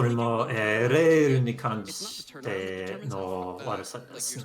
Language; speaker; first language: Japanese; non-native, learner; English